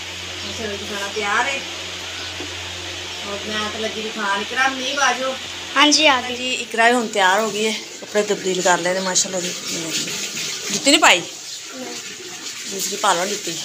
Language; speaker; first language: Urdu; non-native, local second language; Punjabi